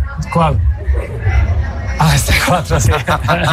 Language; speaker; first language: Spanish; non-native, fluent; Polish